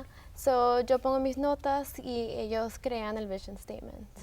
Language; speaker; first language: Spanish; early bilingual, heritage; Spanish